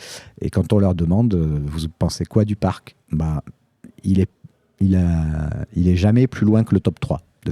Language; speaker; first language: French; native; French